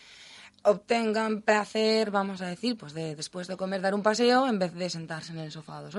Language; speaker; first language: Spanish; native; Spanish